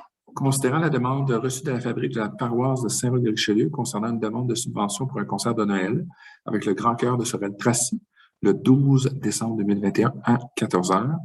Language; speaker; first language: French; native; French